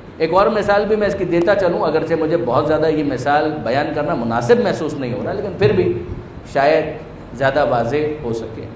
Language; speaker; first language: Urdu; non-native, local second language; Punjabi